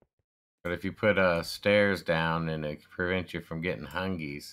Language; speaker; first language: English; native; English